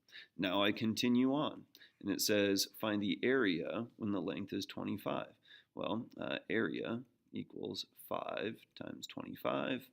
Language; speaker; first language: English; native; English